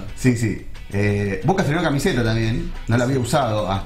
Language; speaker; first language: Spanish; native; Spanish